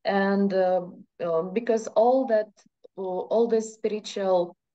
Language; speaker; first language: English; non-native, fluent; Russian